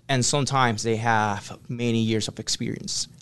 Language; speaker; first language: English; non-native, fluent; Spanish